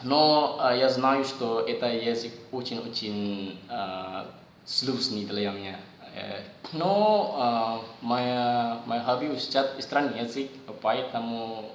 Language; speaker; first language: Russian; non-native, learner; Indonesian